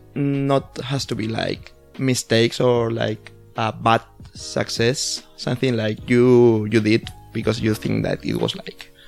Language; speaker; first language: English; non-native, learner; Spanish